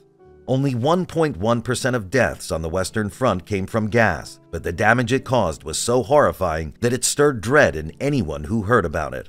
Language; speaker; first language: English; native; English